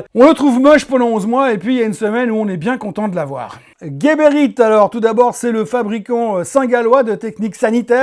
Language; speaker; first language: French; native; French